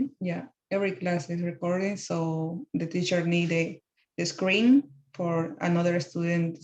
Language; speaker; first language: English; non-native, learner; Spanish